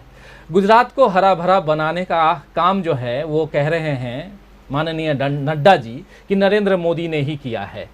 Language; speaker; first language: Hindi; native; Hindi